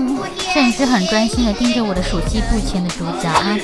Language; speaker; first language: Chinese; native; Chinese